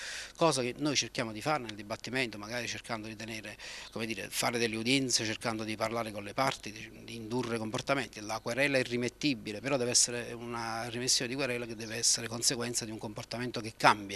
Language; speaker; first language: Italian; native; Italian